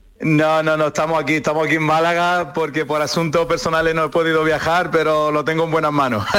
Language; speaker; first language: Spanish; early bilingual, other home language; Arabic